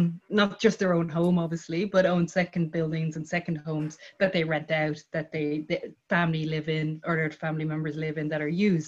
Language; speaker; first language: English; native; English